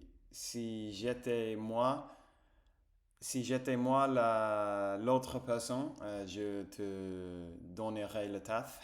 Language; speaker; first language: French; non-native, fluent; English